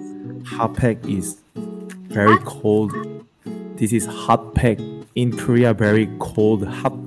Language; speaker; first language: English; non-native, learner; Korean